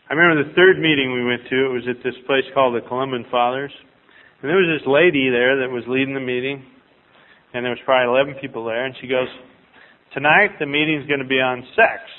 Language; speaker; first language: English; native; English